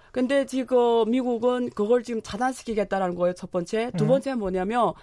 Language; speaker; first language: Korean; early bilingual, heritage; Korean